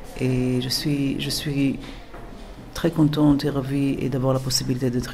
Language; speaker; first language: French; non-native, fluent; Hebrew